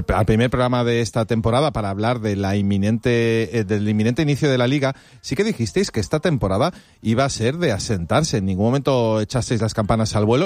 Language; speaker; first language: Spanish; native; Spanish